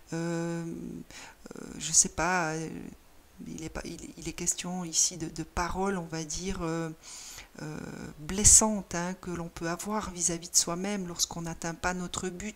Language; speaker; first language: French; native; French